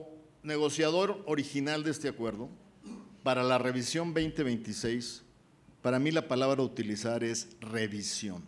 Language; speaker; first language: Spanish; native; Spanish